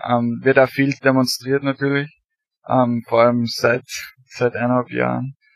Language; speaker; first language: German; native; German